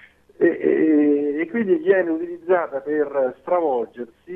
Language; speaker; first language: Italian; native; Italian